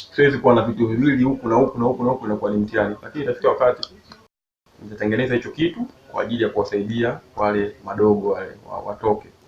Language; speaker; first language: Swahili; native; Swahili